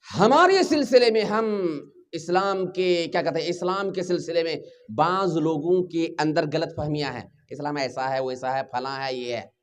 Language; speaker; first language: Urdu; native; Urdu